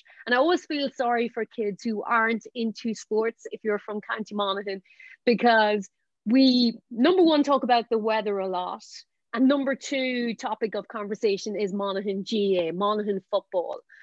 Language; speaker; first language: English; native; English